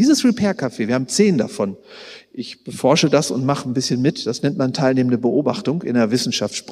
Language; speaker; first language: German; native; German